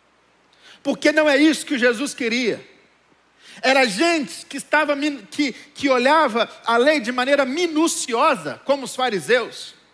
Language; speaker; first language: Portuguese; native; Portuguese